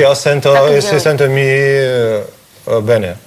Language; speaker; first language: Italian; non-native, learner; Russian